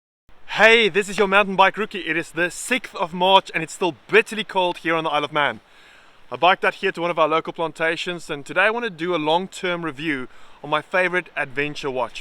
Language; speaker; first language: English; native; English